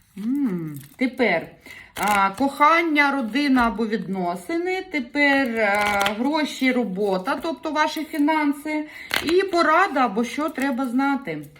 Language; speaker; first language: Ukrainian; non-native, local second language; Russian